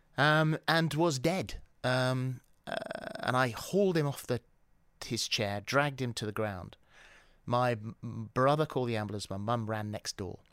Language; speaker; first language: English; native; English